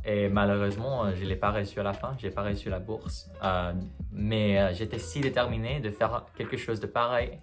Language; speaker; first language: French; non-native, fluent; English